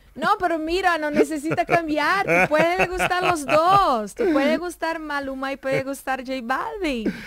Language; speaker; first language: Spanish; non-native, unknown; Portuguese